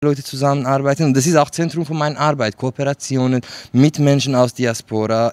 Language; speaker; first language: German; non-native, fluent; Kurdish